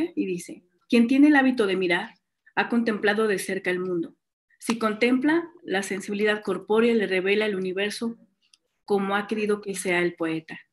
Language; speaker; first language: Spanish; native; Spanish